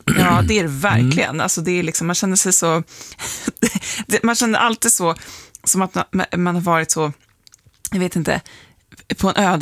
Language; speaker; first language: Swedish; native; Swedish